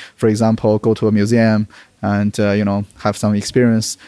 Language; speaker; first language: English; non-native, fluent; Chinese